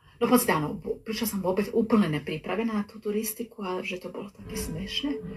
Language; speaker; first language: Slovak; non-native, fluent; Croatian